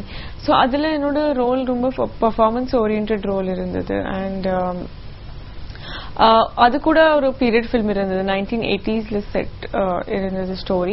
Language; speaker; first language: Tamil; non-native, local second language; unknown